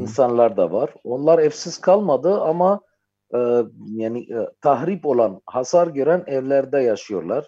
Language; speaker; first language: Turkish; non-native, fluent; Armenian